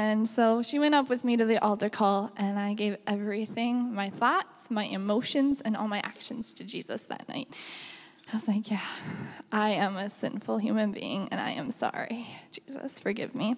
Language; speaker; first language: English; native; English